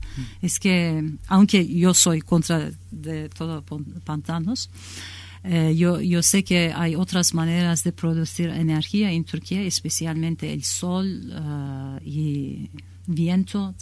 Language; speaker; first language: Spanish; non-native, learner; Kurdish